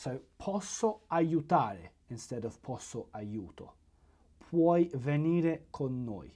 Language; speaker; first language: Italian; non-native, fluent; English